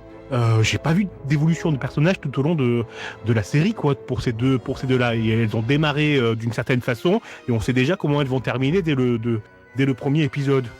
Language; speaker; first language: French; native; French